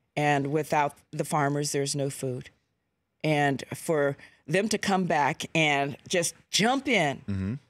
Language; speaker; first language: English; native; English